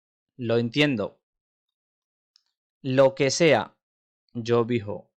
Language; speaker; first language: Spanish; non-native, fluent; Urdu